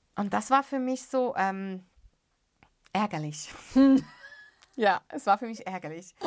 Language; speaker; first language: German; early bilingual, other home language; Arabic